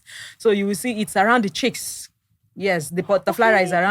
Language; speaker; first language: English; non-native, local second language; Yoruba